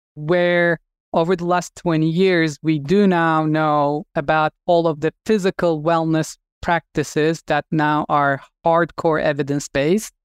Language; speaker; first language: English; non-native, fluent; Turkish